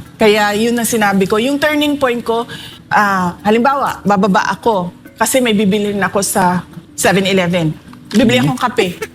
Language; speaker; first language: Filipino; non-native, local second language; Cebuano